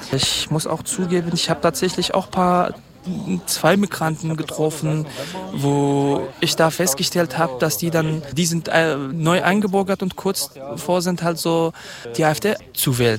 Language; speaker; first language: German; non-native, fluent; Kurdish